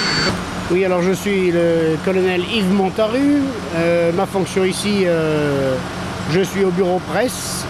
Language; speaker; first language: French; native; French